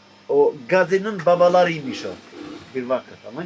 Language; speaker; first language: Turkish; non-native, local second language; Albanian